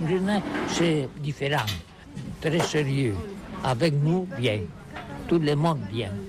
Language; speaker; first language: French; non-native, learner; Catalan